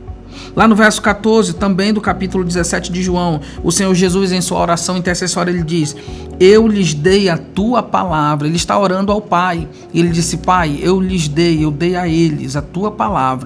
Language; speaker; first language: Portuguese; native; Portuguese